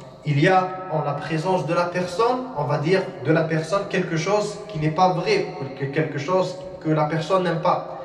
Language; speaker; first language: French; non-native, local second language; Arabic